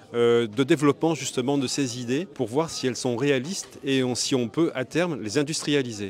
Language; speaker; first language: French; native; French